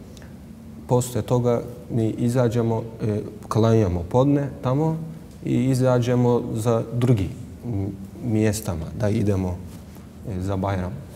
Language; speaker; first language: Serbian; non-native, learner; Turkish